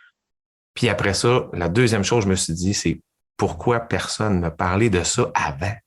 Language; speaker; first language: French; native; French